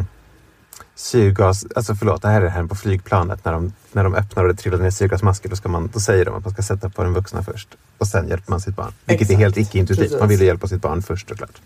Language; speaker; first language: Swedish; native; Swedish